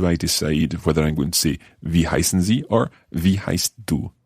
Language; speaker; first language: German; non-native, learner; English